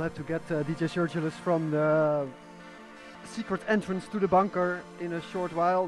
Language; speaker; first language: English; non-native, fluent; Dutch